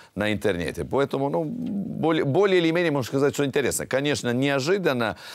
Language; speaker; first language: Russian; non-native, fluent; Italian